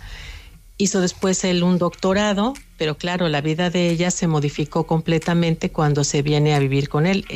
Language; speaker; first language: Spanish; native; Spanish